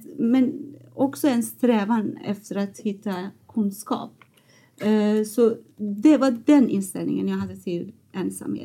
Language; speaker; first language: Swedish; non-native, fluent; Persian